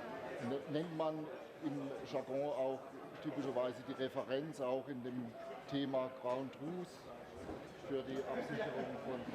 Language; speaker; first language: German; native; German